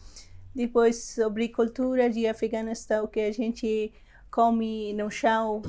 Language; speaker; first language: Portuguese; non-native, learner; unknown